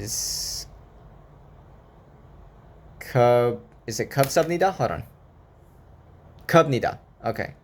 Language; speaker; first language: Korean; non-native, learner; English